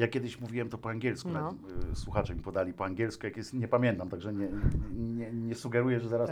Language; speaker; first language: Polish; native; Polish